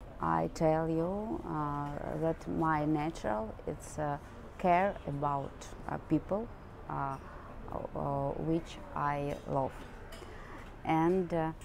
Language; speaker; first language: English; non-native, learner; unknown